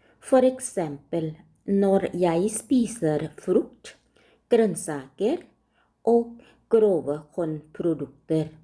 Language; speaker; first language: Norwegian; non-native, learner; Thai